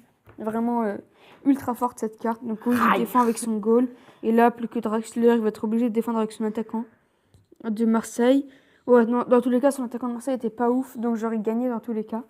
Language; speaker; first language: French; native; French